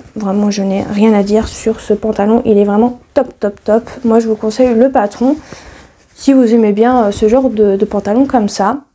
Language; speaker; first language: French; native; French